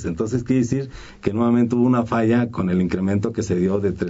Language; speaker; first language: Spanish; native; Spanish